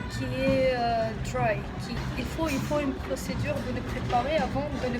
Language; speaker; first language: French; non-native, local second language; Arabic